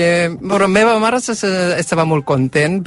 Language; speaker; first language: Catalan; non-native, learner; Korean